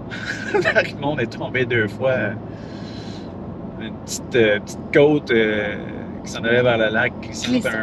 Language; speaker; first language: French; native; French